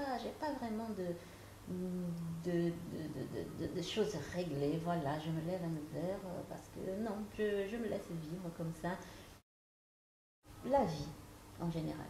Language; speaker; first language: French; non-native, fluent; Portuguese